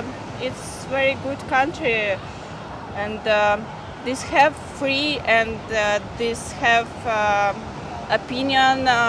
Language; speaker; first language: English; non-native, learner; Russian